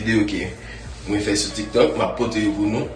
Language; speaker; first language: French; non-native, learner; Haitian Creole